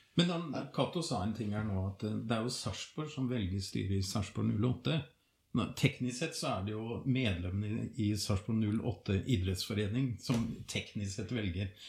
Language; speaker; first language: Norwegian; native; Norwegian